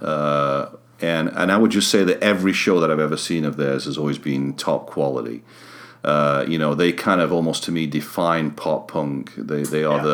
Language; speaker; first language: English; native; English